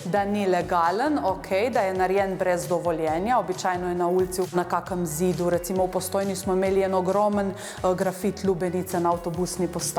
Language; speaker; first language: Slovenian; native; Slovenian